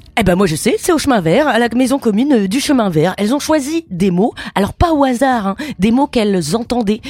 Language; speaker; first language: French; native; French